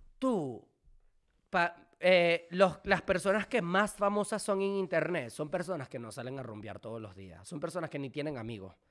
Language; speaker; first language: Spanish; native; Spanish